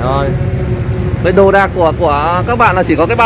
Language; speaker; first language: Vietnamese; native; Vietnamese